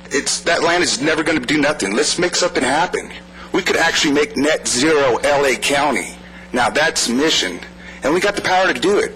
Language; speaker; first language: English; native; English